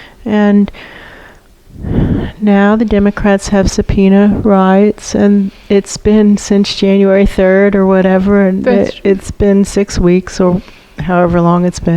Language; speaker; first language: English; native; English